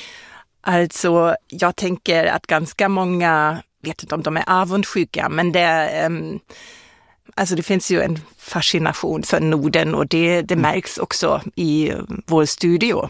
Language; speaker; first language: Swedish; non-native, fluent; German